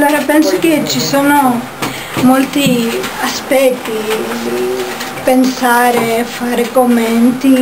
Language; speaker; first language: Italian; non-native, fluent; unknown